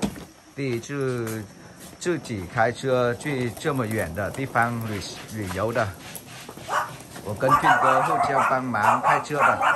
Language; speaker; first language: Chinese; non-native, fluent; Vietnamese